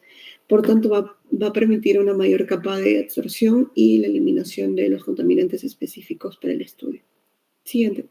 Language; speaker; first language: Spanish; native; Spanish